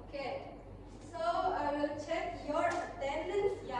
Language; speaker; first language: English; non-native, learner; Indonesian